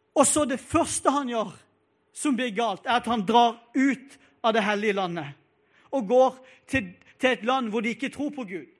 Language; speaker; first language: Norwegian; native; Norwegian